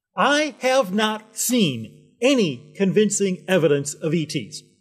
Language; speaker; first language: English; native; English